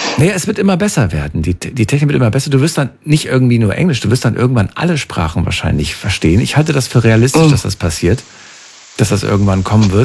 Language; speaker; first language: German; native; German